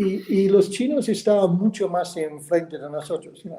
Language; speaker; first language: Spanish; non-native, fluent; English